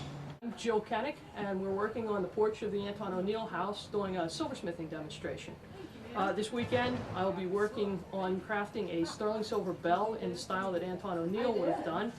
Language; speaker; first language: English; native; English